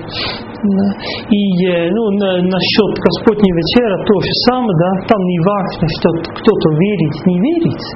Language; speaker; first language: Russian; non-native, fluent; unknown